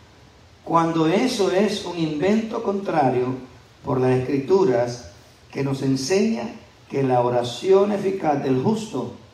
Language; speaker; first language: Spanish; native; Spanish